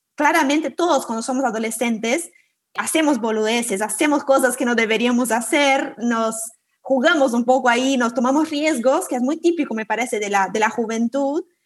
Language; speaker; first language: Spanish; non-native, fluent; Portuguese